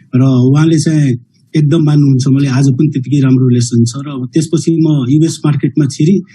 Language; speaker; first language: Nepali; native; Nepali